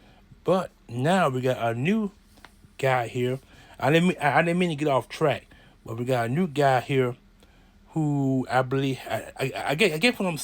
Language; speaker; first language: English; native; English